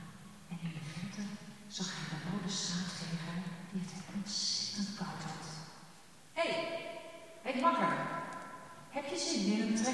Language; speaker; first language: Dutch; native; Dutch